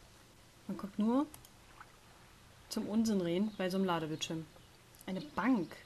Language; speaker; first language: German; native; German